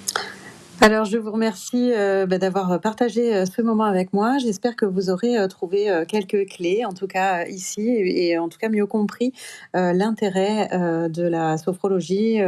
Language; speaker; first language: French; native; French